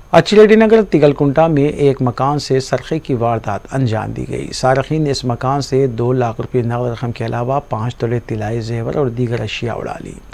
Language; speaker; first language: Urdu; native; Urdu